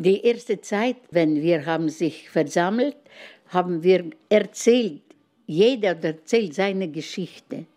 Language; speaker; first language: German; non-native, learner; Russian